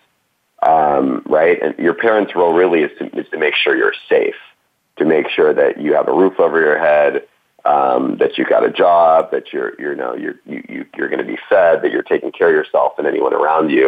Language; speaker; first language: English; native; English